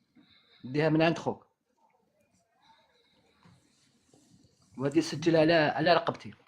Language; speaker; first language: Arabic; native; Arabic